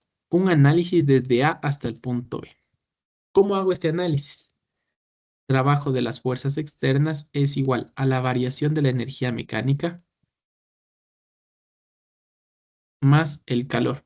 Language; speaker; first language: Spanish; native; Spanish